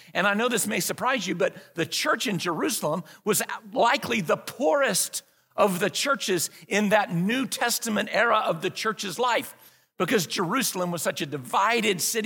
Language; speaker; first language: English; native; English